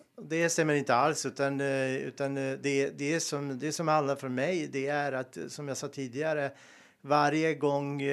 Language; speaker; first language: Swedish; non-native, fluent; Serbian